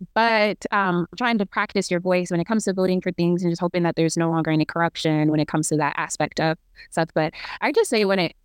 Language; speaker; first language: English; native; English